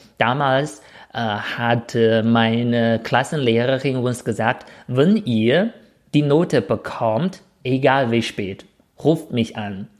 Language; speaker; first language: German; non-native, fluent; Chinese